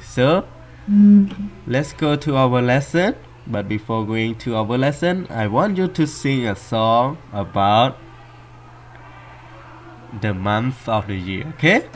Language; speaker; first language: English; non-native, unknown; Khmer